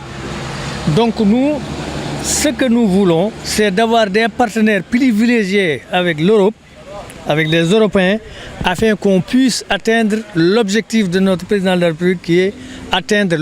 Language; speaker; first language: French; non-native, local second language; Fula